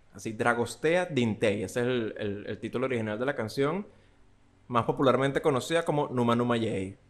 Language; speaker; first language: Spanish; native; Spanish